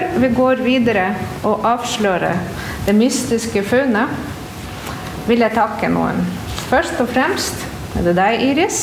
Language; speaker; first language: Norwegian; non-native, fluent; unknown